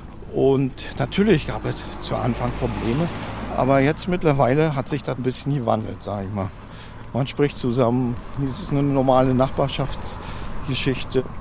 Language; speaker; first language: German; native; German